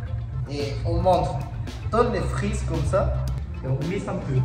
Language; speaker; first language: French; non-native, learner; Spanish